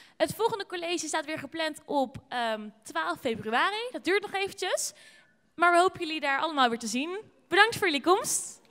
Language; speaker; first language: Dutch; native; Dutch